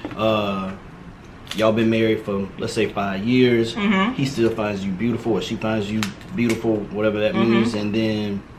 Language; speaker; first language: English; native; English